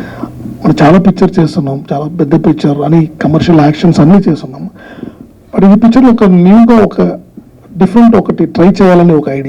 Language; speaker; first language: Telugu; non-native, learner; Tamil